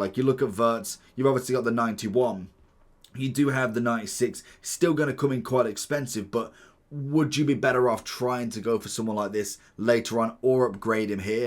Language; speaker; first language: English; native; English